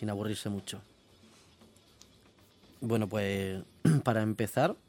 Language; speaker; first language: Spanish; native; Spanish